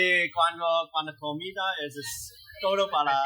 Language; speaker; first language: Spanish; non-native, learner; Cantonese